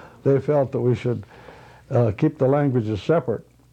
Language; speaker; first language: English; native; English